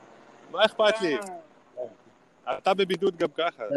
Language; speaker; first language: Hebrew; native; Hebrew